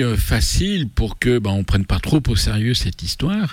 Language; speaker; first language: French; native; French